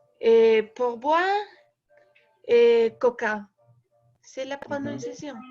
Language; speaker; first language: French; non-native, learner; Spanish